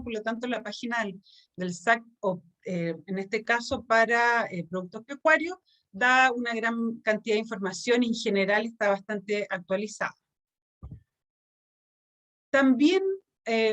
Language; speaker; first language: Spanish; native; Spanish